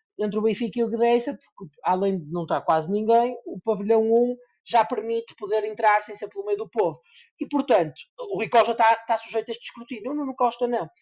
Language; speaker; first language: Portuguese; native; Portuguese